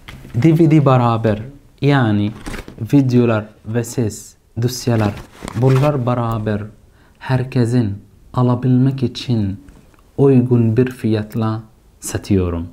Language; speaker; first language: Turkish; non-native, fluent; Arabic